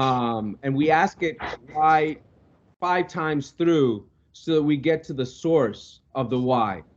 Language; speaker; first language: English; non-native, local second language; Spanish